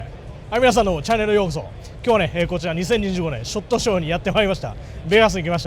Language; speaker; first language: Japanese; native; Japanese